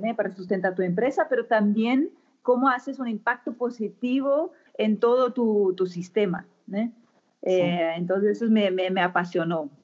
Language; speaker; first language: Spanish; non-native, fluent; German